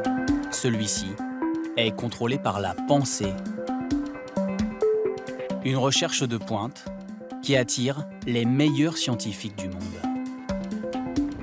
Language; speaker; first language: French; native; French